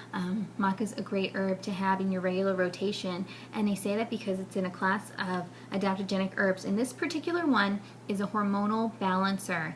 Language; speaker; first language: English; native; English